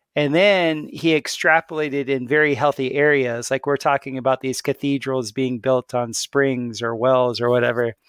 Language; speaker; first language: English; native; English